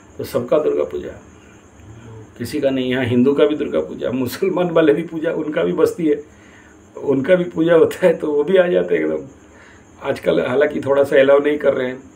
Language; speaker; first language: Hindi; non-native, local second language; Odia